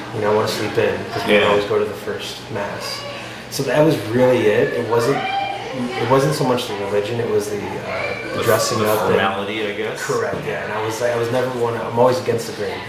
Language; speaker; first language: English; native; English